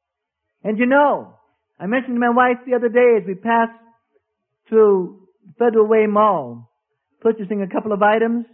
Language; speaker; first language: English; native; English